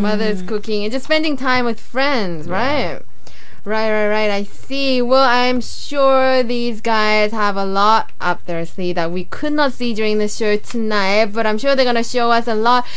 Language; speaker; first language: English; early bilingual, other home language; Korean